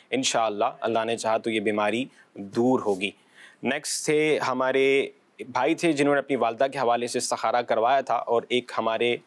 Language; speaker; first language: Urdu; non-native, local second language; Punjabi